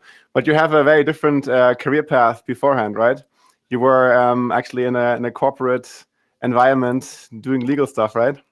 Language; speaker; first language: English; non-native, fluent; German